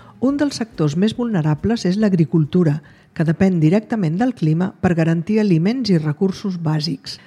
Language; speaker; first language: Catalan; native; Catalan